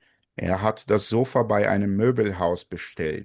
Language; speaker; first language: German; non-native, fluent; Portuguese